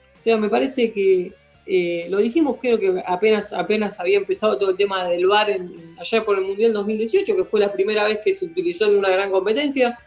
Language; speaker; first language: Spanish; native; Spanish